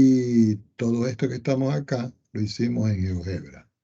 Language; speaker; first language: Spanish; native; Spanish